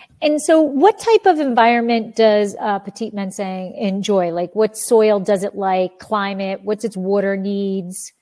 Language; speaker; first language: English; native; English